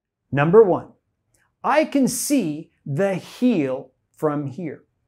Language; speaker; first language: English; native; English